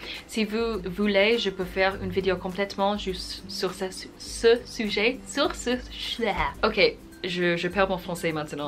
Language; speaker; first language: French; non-native, fluent; English